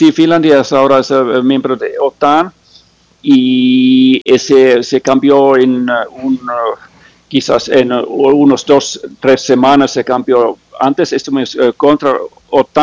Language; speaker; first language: Spanish; non-native, fluent; Finnish